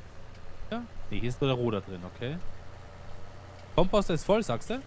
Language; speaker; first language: German; native; German